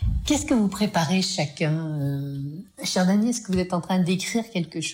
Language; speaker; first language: French; native; French